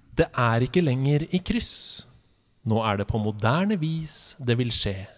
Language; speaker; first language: Norwegian; native; Norwegian